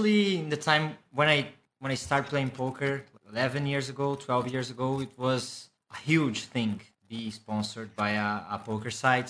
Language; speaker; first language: English; non-native, fluent; Portuguese